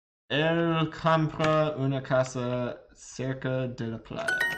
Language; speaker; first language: Spanish; non-native, learner; English